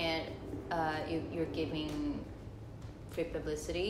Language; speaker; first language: English; non-native, fluent; Portuguese